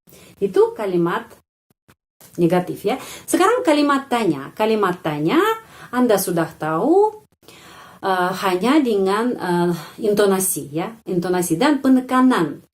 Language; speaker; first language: Indonesian; non-native, fluent; Russian